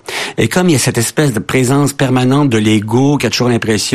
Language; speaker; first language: French; native; French